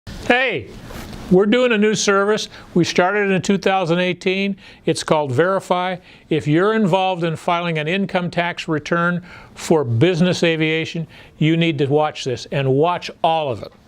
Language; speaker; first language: English; native; English